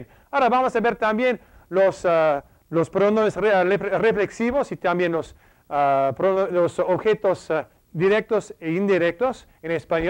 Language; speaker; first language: Spanish; non-native, fluent; English